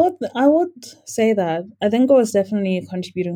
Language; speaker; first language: English; non-native, local second language; Shona